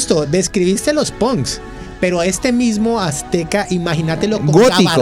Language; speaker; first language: Spanish; native; Spanish